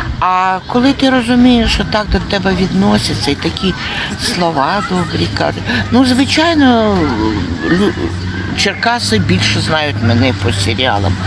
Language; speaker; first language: Ukrainian; non-native, local second language; Russian